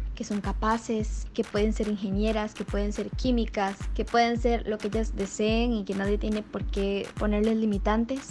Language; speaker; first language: Spanish; native; Spanish